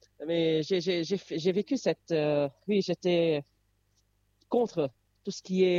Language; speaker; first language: French; non-native, local second language; Arabic